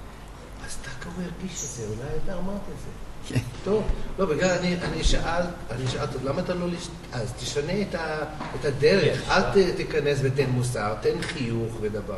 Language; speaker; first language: Hebrew; non-native, learner; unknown